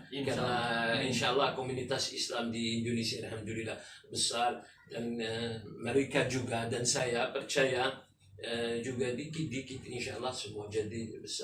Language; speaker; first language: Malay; non-native, fluent; Arabic